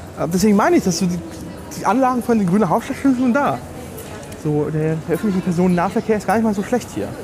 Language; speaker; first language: German; native; German